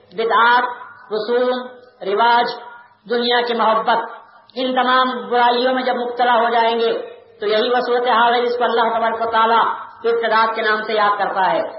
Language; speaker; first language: Urdu; native; Urdu